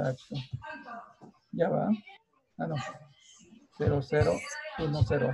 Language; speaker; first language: Spanish; native; Spanish